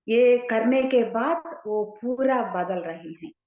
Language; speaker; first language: Hindi; non-native, local second language; Telugu